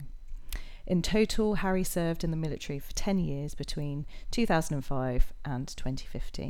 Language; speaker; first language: English; native; English